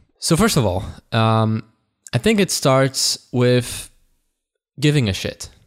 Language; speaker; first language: English; non-native, fluent; Polish